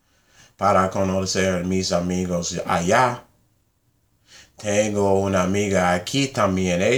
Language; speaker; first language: Spanish; non-native, learner; English